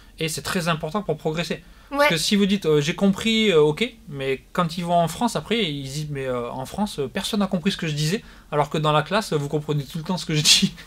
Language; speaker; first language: French; native; French